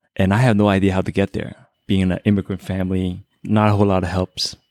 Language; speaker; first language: English; early bilingual, other home language; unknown